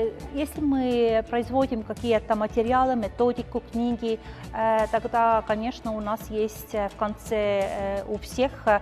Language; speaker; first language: Russian; non-native, fluent; Estonian